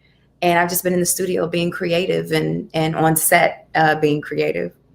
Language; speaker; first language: English; native; English